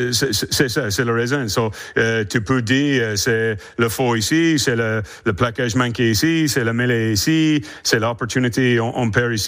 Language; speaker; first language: French; non-native, learner; English